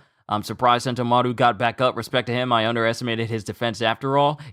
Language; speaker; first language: English; native; English